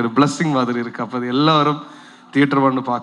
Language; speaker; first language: Tamil; non-native, learner; Malayalam